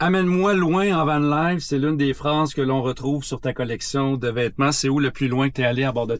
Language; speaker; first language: French; native; French